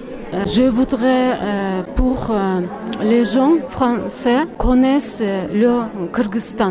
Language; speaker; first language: French; non-native, learner; Kyrgyz